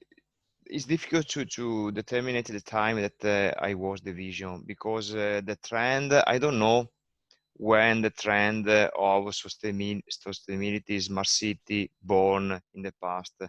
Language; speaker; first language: English; non-native, learner; Italian